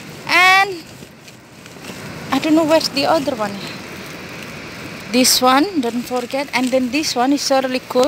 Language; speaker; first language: English; non-native, learner; Indonesian